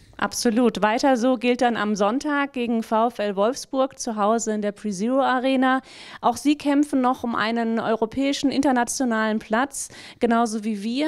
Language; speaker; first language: German; native; German